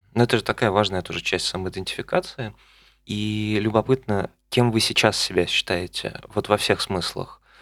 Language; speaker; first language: Russian; native; Russian